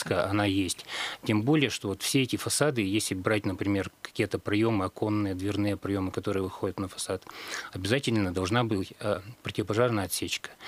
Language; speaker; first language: Russian; native; Russian